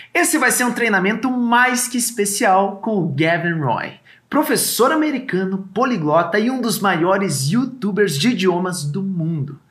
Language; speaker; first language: Portuguese; native; Portuguese